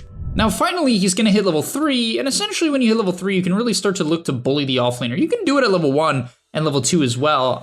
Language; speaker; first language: English; native; English